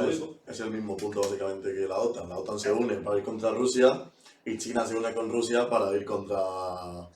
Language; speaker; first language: Spanish; native; Spanish